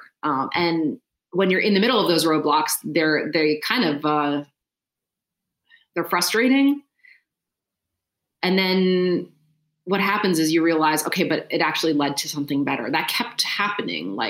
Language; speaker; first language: English; native; English